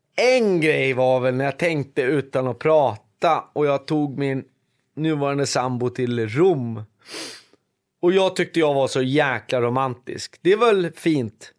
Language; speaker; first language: Swedish; native; Swedish